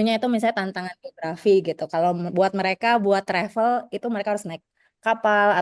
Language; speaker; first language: Indonesian; native; Indonesian